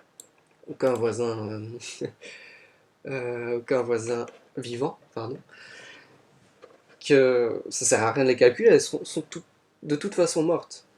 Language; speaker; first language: French; native; French